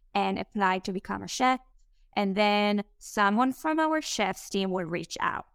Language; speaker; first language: English; non-native, fluent; Hebrew